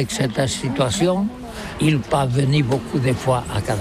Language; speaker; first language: French; non-native, learner; Catalan